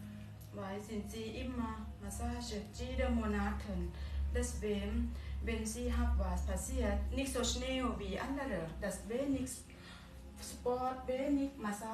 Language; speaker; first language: German; non-native, learner; Thai